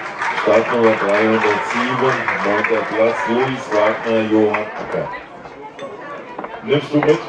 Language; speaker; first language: German; native; German